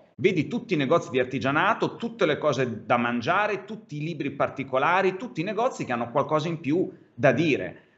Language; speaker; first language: Italian; native; Italian